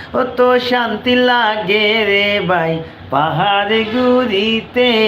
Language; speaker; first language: Bangla; native; Bangla